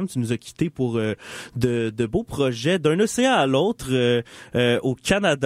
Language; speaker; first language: French; native; French